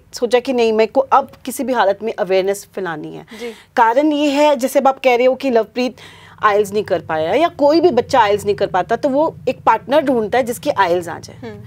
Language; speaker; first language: Hindi; non-native, local second language; Punjabi